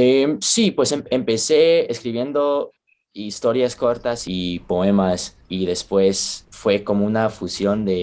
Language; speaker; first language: Spanish; early bilingual, heritage; Spanish